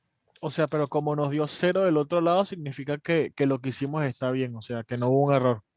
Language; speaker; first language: Spanish; native; Spanish